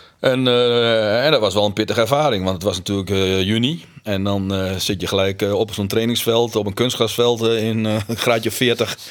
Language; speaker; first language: Dutch; native; Dutch